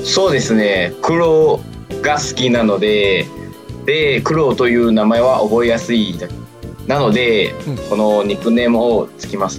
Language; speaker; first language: Japanese; non-native, fluent; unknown